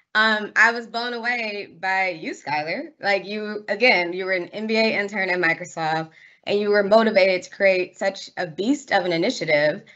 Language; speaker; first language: English; native; English